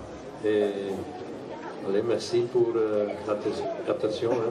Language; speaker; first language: French; non-native, local second language; Dutch